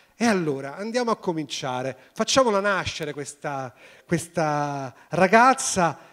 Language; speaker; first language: Italian; native; Italian